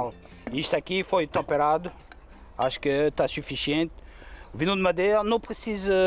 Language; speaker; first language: Portuguese; non-native, fluent; French